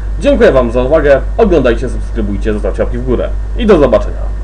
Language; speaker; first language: Polish; native; Polish